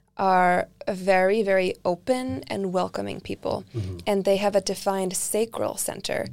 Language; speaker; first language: English; early bilingual, other home language; Icelandic